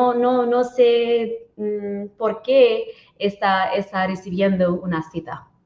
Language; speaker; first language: Spanish; non-native, learner; English